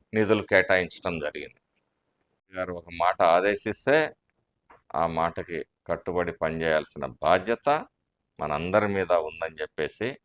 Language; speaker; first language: Telugu; native; Telugu